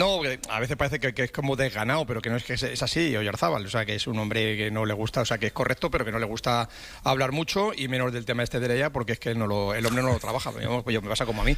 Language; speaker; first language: Spanish; native; Spanish